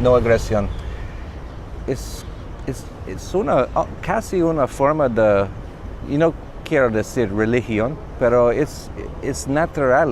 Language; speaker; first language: Spanish; non-native, learner; English